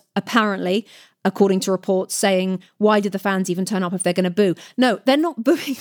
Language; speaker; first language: English; native; English